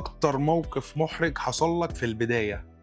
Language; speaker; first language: Arabic; native; Arabic